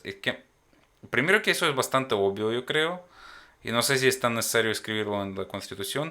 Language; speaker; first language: Spanish; non-native, fluent; Ukrainian